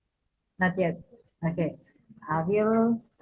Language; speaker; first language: English; non-native, fluent; Indonesian